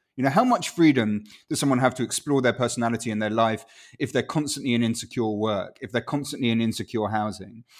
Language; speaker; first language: English; non-native, local second language; Spanish